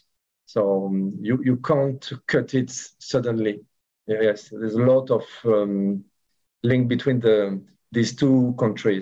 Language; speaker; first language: English; non-native, learner; French